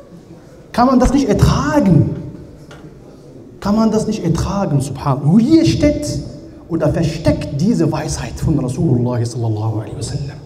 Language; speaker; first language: German; non-native, learner; Arabic